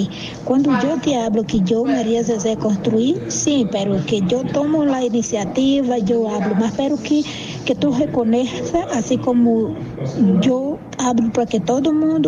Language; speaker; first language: Spanish; non-native, learner; Portuguese